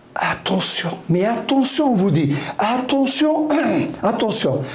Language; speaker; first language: French; non-native, local second language; Arabic